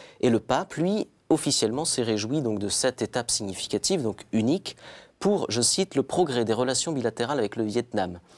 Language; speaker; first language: French; native; French